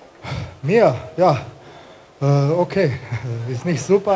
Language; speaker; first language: German; non-native, learner; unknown